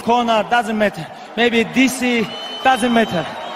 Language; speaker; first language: English; non-native, learner; Avaric